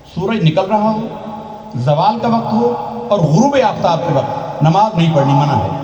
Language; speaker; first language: Urdu; non-native, local second language; Punjabi